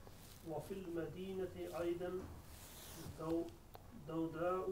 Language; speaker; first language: Arabic; non-native, learner; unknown